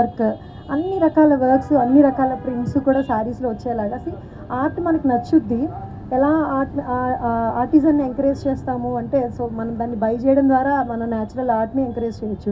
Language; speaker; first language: Telugu; native; Telugu